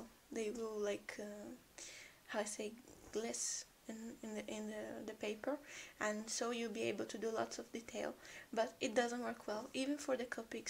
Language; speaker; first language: English; non-native, fluent; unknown